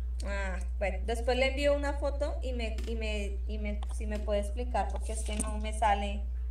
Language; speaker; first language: Spanish; native; Spanish